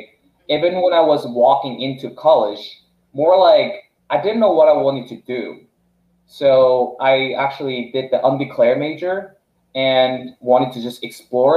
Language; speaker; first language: English; non-native, fluent; Korean